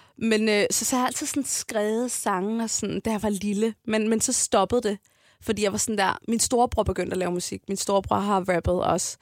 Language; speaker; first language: Danish; early bilingual, other home language; Tigrinya